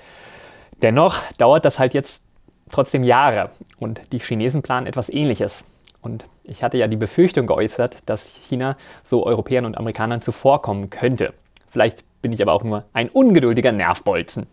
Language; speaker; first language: German; native; German